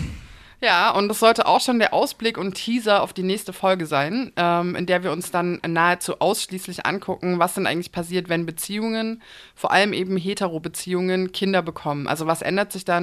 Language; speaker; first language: German; native; German